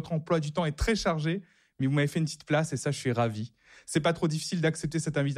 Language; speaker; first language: French; native; French